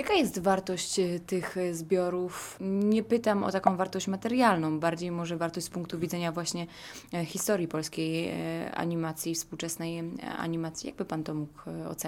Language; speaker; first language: Polish; native; Polish